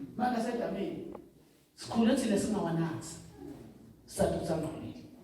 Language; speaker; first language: Zulu; non-native, local second language; Swati